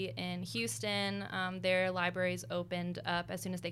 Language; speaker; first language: English; native; English